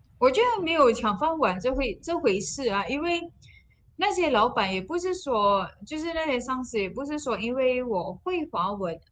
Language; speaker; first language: Chinese; non-native, local second language; Malay